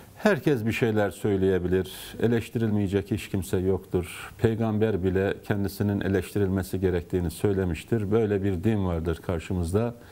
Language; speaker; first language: Turkish; native; Turkish